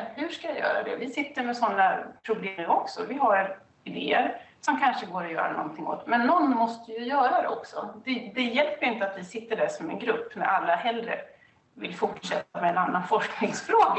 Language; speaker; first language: Swedish; native; Swedish